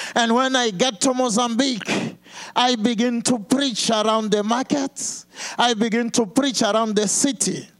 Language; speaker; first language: English; non-native, fluent; Portuguese